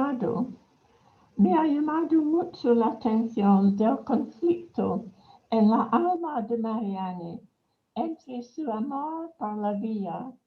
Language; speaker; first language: Spanish; non-native, fluent; English